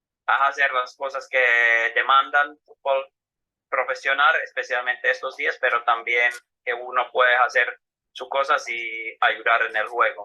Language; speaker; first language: Spanish; non-native, fluent; Finnish